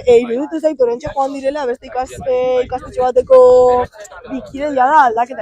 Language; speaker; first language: Basque; native; Basque